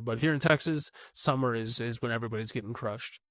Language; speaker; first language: English; native; English